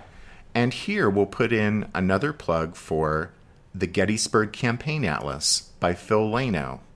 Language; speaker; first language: English; native; English